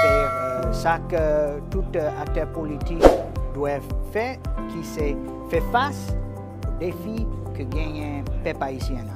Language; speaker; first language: Haitian Creole; non-native, fluent; English